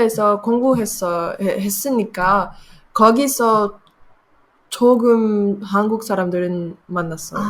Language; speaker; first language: Korean; non-native, learner; French